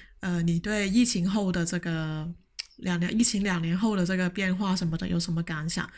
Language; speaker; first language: Chinese; non-native, local second language; Cantonese